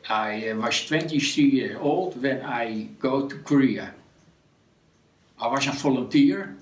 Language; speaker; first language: English; non-native, learner; Dutch